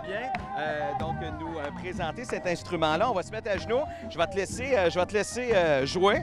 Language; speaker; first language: French; native; French